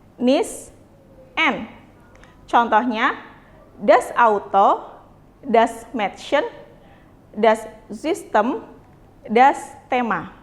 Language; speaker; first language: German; non-native, fluent; Indonesian